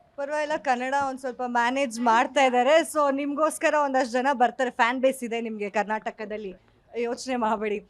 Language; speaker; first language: Kannada; native; Kannada